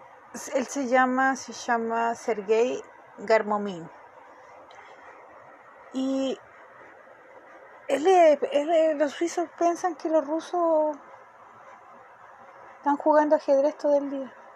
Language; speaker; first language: Portuguese; non-native, fluent; Spanish